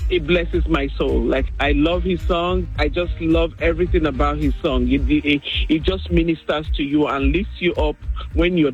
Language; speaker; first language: English; non-native, local second language; Igbo